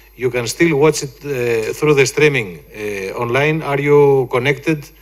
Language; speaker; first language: English; non-native, fluent; Greek